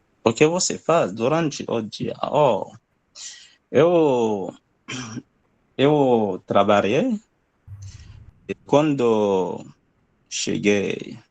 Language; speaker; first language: Portuguese; non-native, learner; Haitian Creole